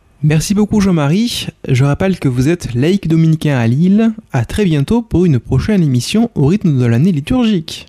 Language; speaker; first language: French; native; French